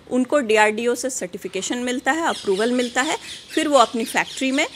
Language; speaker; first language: Hindi; native; Hindi